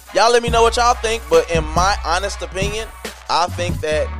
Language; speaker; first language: English; native; English